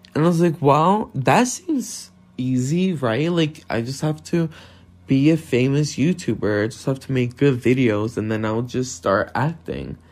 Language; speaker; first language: English; non-native, fluent; Portuguese